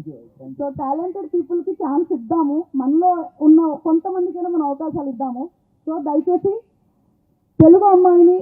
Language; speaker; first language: Telugu; native; Telugu